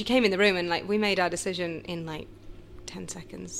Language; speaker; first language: English; native; English